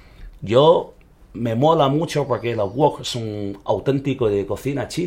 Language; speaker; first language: Spanish; non-native, learner; Chinese